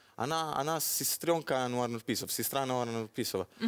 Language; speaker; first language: Russian; non-native, learner; Italian